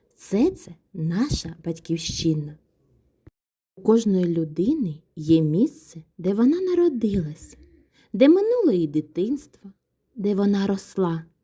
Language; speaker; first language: Ukrainian; native; Ukrainian